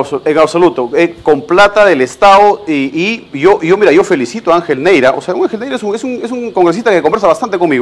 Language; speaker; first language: Spanish; native; Spanish